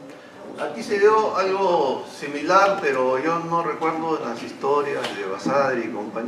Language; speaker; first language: Spanish; native; Spanish